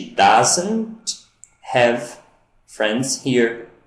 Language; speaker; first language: English; non-native, fluent; Portuguese